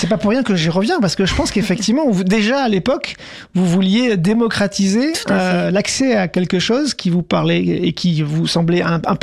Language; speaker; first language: French; native; French